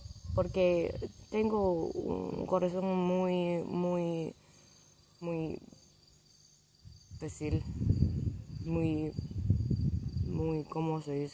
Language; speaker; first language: Spanish; non-native, learner; English